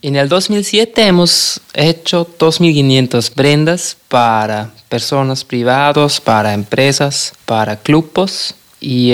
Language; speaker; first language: Spanish; non-native, fluent; German